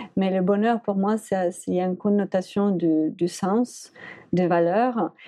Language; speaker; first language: French; non-native, fluent; Spanish